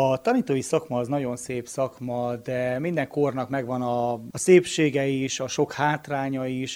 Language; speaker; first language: Hungarian; native; Hungarian